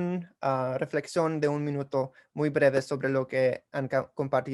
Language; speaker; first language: Spanish; early bilingual, heritage; English